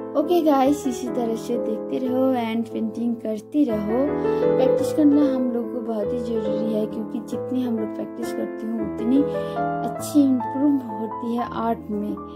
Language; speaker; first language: Hindi; non-native, local second language; Bangla